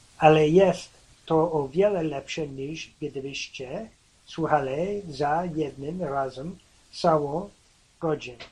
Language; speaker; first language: Polish; non-native, learner; English